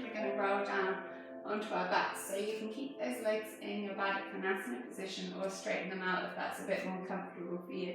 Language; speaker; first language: English; native; English